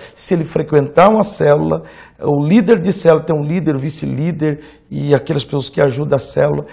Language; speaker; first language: Portuguese; native; Portuguese